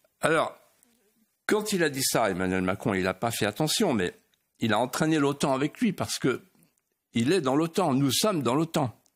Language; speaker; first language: French; native; French